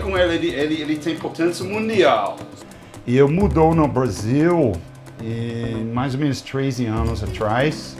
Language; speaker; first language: Portuguese; non-native, learner; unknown